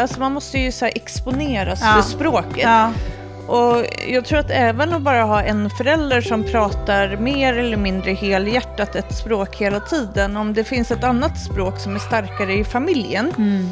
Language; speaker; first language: Swedish; native; Swedish